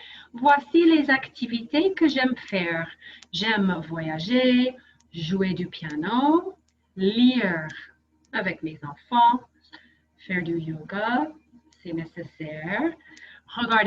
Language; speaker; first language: French; non-native, fluent; English